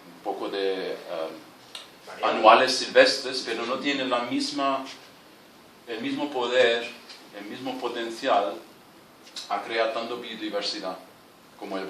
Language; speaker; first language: Spanish; non-native, fluent; German